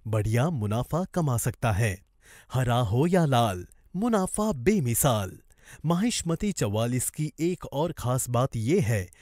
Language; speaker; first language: Hindi; native; Hindi